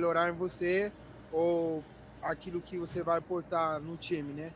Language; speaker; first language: Portuguese; non-native, fluent; Spanish